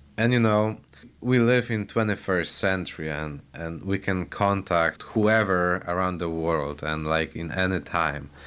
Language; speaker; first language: English; non-native, fluent; Polish